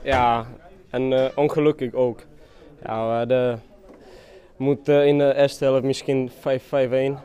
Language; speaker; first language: Dutch; non-native, fluent; Czech